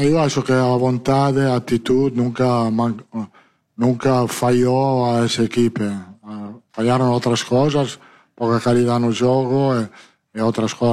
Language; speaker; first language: Portuguese; non-native, learner; Italian